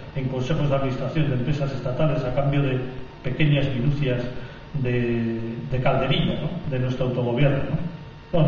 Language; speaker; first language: Spanish; native; Spanish